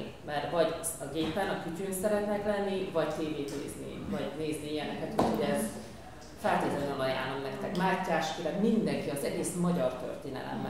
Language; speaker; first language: Hungarian; early bilingual, heritage; Hungarian